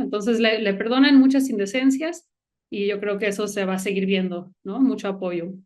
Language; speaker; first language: Spanish; native; Spanish